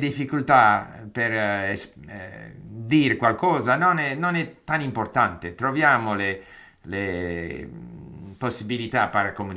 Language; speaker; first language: Italian; non-native, fluent; English